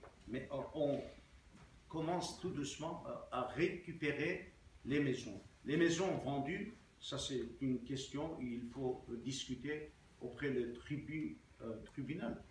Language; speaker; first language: French; non-native, fluent; Armenian